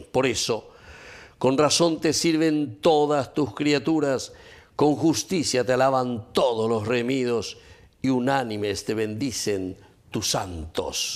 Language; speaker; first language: Spanish; native; Spanish